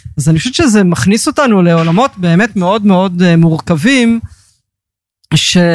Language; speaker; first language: Hebrew; early bilingual, heritage; Hebrew